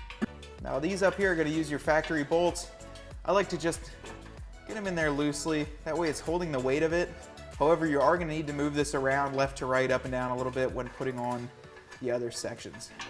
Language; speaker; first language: English; native; English